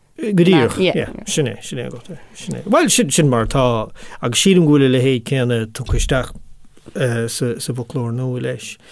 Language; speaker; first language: Irish; non-native, local second language; English